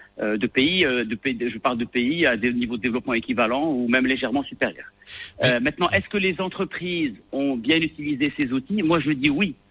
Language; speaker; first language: French; non-native, local second language; Arabic